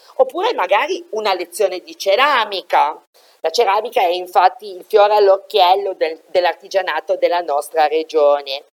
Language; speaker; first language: Italian; native; Italian